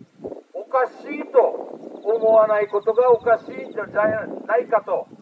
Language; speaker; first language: Japanese; native; Japanese